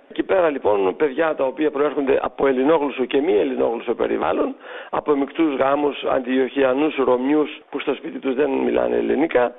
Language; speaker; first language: Greek; native; Greek